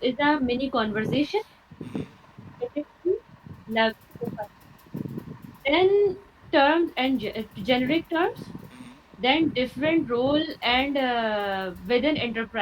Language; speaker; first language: English; non-native, local second language; Urdu